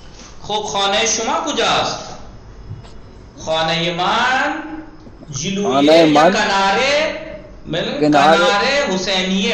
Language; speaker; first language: Persian; non-native, fluent; Urdu